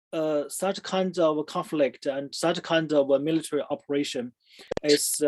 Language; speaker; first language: English; non-native, fluent; Chinese